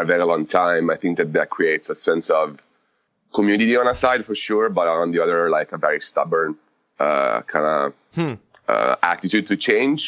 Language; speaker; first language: English; non-native, fluent; Italian